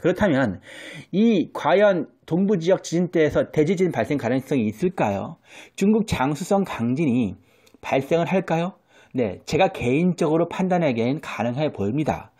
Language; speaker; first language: Korean; native; Korean